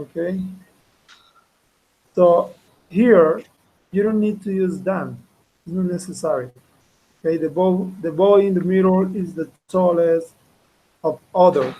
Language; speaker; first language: English; non-native, fluent; Spanish